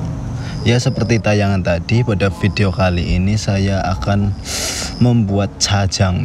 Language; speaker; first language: Indonesian; non-native, local second language; Javanese